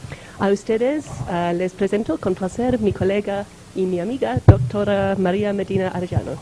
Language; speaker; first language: Spanish; non-native, fluent; English